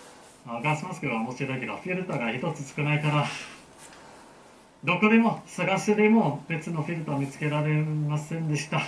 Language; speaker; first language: Japanese; non-native, learner; English